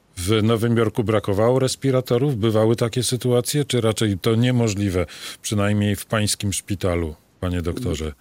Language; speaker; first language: Polish; native; Polish